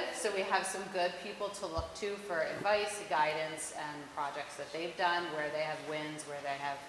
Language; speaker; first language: English; native; English